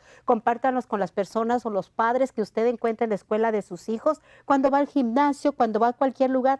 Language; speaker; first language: Spanish; native; Spanish